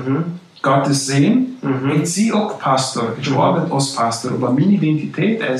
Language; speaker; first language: German; non-native, local second language; Plautdietsch